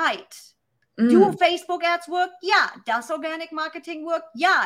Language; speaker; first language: English; non-native, fluent; German